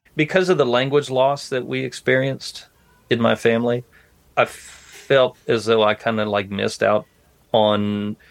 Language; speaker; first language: English; native; English